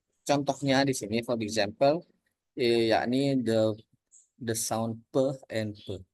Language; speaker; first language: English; non-native, learner; Indonesian